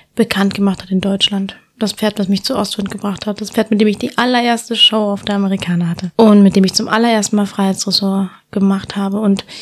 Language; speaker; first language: German; early bilingual, heritage; Spanish